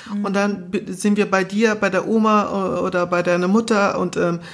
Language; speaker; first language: German; early bilingual, other home language; Portuguese